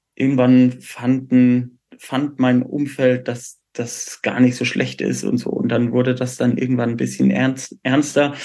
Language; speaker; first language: German; native; German